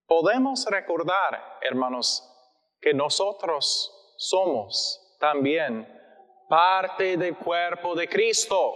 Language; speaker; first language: Spanish; non-native, learner; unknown